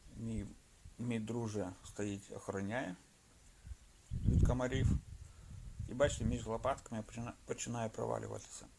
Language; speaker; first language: Ukrainian; non-native, local second language; Russian